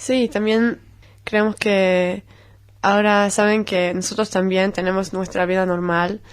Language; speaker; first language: Spanish; non-native, fluent; Hebrew